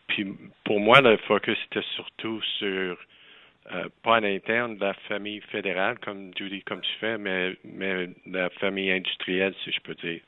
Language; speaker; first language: French; native; French